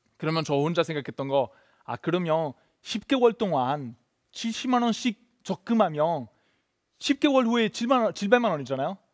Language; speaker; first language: Korean; non-native, fluent; Italian